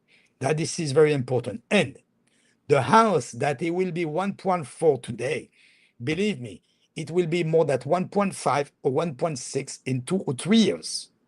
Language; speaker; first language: English; non-native, fluent; French